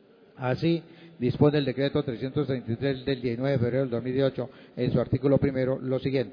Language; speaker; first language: Spanish; native; Spanish